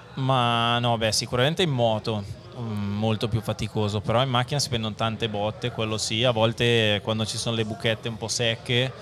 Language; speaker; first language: Italian; native; Italian